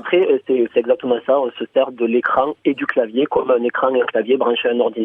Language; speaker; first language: French; native; French